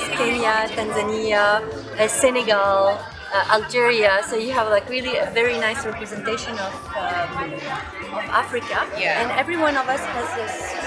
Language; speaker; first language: English; non-native, fluent; French